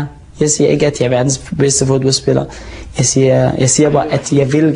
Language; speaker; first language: Danish; non-native, fluent; Arabic